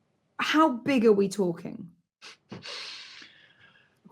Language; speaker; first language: English; native; English